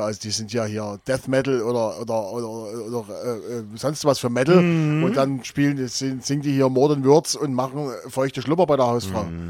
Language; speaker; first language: German; native; German